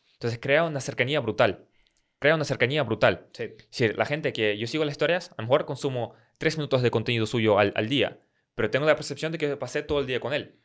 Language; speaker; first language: Spanish; early bilingual, other home language; Russian